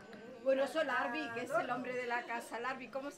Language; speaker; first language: Spanish; native; Spanish